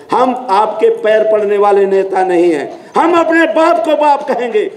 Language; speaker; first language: Hindi; native; Hindi